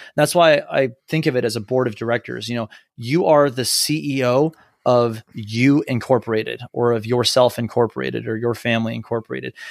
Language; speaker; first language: English; native; English